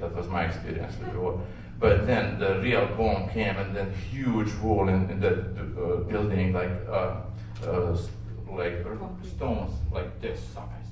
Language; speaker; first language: English; non-native, fluent; Serbian